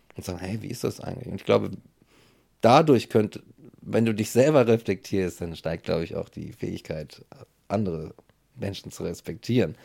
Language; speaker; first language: German; native; German